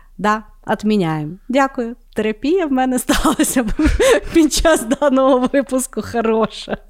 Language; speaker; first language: Ukrainian; native; Ukrainian